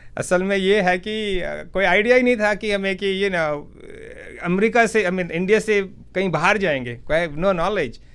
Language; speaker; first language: Hindi; native; Hindi